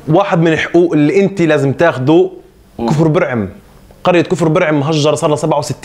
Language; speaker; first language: Arabic; native; Arabic